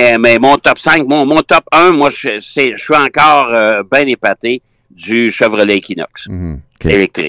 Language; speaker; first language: French; native; French